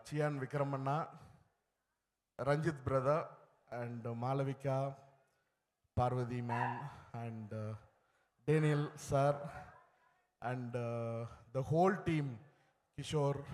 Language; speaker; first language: Telugu; non-native, learner; Tamil